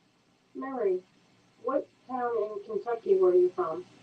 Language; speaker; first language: English; native; English